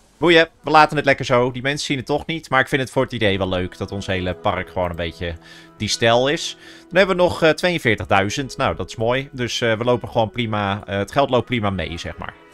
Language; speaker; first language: Dutch; native; Dutch